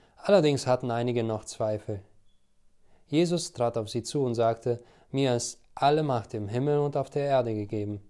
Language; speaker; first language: German; non-native, fluent; Albanian